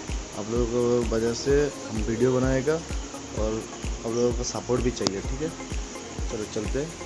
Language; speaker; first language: Hindi; non-native, local second language; Bangla